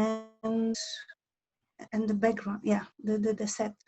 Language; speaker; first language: English; non-native, learner; Polish